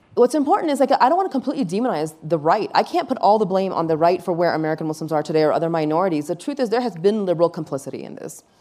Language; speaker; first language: English; early bilingual, other home language; Urdu